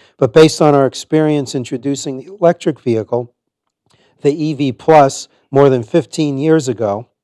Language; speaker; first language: English; native; English